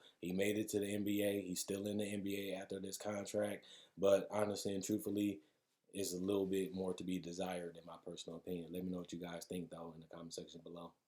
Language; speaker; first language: English; native; English